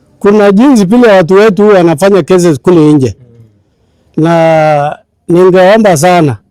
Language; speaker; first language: Swahili; non-native, local second language; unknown